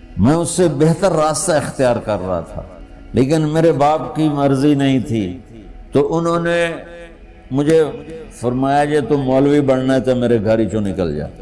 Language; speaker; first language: Urdu; non-native, local second language; Punjabi